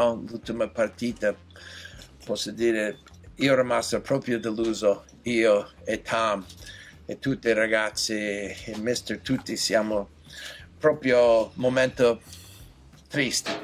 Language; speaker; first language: Italian; non-native, learner; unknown